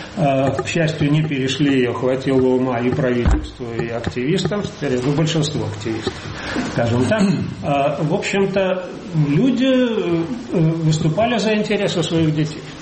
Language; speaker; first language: Russian; native; Russian